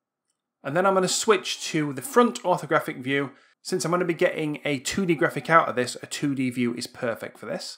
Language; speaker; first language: English; native; English